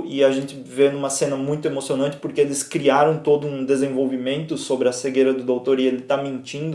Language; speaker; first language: Portuguese; native; Portuguese